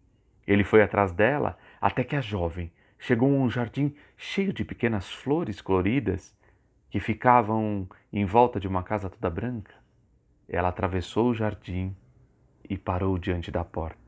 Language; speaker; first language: Portuguese; native; Portuguese